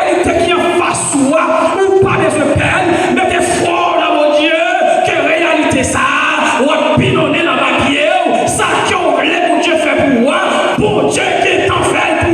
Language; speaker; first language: French; non-native, local second language; Haitian Creole